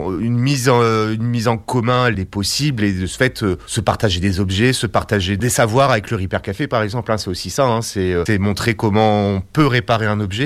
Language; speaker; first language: French; native; French